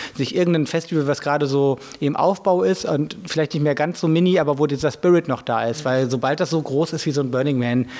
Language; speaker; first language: German; native; German